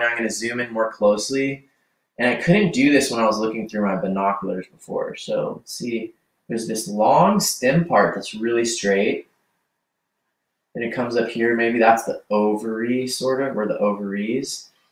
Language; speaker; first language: English; native; English